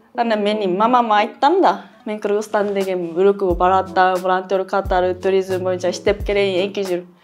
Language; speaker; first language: Kyrgyz; non-native, fluent; Japanese